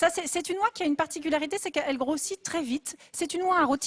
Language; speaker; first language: French; native; French